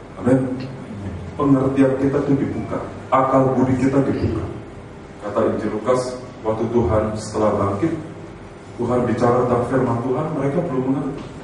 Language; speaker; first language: Indonesian; native; Indonesian